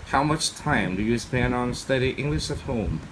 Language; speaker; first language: English; non-native, fluent; Vietnamese